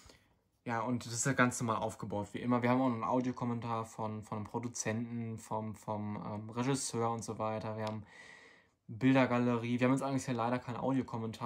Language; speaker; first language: German; native; German